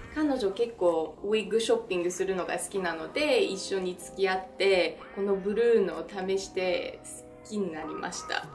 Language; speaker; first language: Japanese; early bilingual, other home language; French